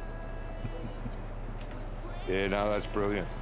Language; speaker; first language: English; native; English